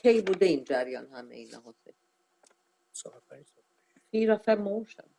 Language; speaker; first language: Swedish; non-native, fluent; Persian